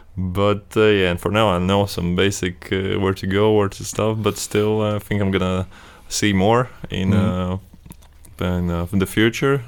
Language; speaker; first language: English; non-native, fluent; Latvian